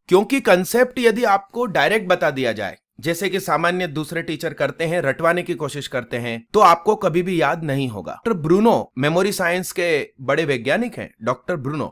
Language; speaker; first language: Hindi; non-native, local second language; Gujarati